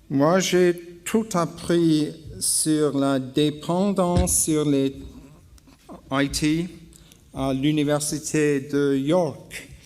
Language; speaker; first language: French; non-native, learner; English